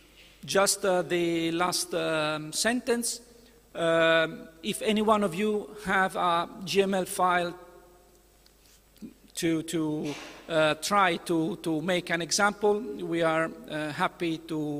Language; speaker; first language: English; non-native, fluent; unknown